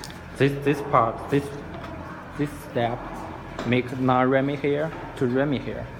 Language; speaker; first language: English; non-native, learner; Chinese